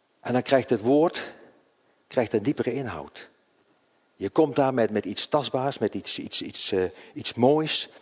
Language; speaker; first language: Dutch; native; Dutch